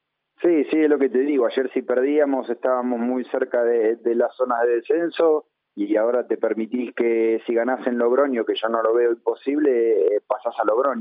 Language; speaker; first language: Spanish; native; Spanish